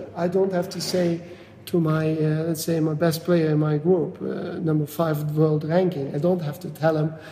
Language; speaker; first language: English; non-native, fluent; Dutch